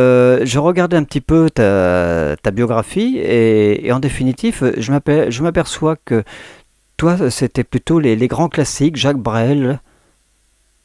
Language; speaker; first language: French; native; French